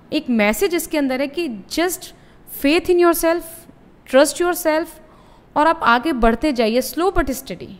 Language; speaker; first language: Hindi; native; Hindi